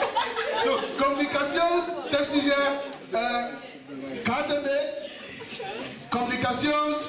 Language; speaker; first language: German; non-native, fluent; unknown